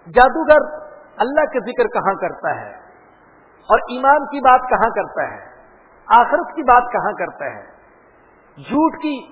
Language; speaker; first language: Urdu; non-native, local second language; Punjabi